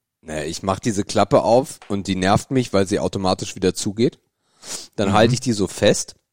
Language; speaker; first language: German; native; German